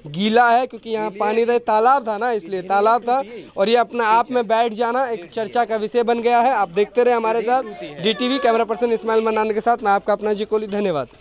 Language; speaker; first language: Hindi; native; Hindi